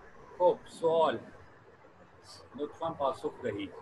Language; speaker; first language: Persian; non-native, fluent; Urdu